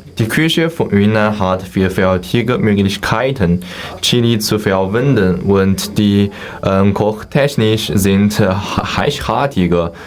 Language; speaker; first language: German; non-native, learner; Chinese